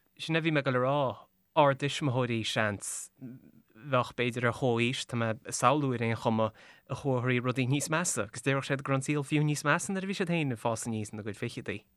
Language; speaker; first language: Irish; native; Irish